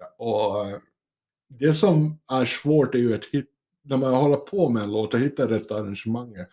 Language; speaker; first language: Swedish; native; Swedish